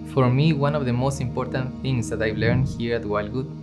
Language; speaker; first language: English; non-native, fluent; Spanish